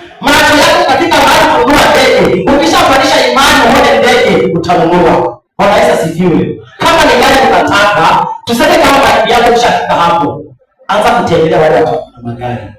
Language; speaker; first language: Swahili; non-native, local second language; Rundi